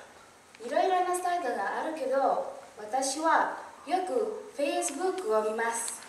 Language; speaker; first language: Japanese; non-native, learner; English